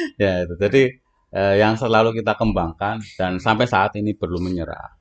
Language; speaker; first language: Indonesian; non-native, local second language; Javanese